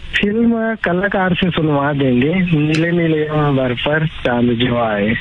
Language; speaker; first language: Hindi; native; Hindi